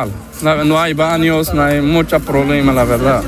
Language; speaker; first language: Spanish; non-native, learner; Arabic